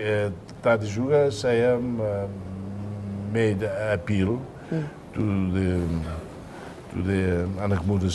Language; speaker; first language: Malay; non-native, fluent; Tetum